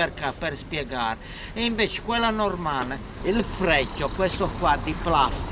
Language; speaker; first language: Italian; native; Italian